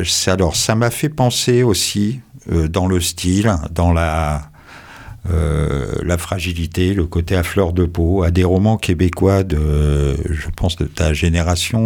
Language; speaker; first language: French; native; French